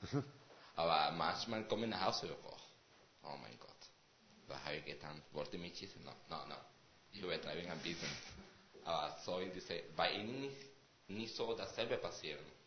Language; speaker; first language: German; non-native, learner; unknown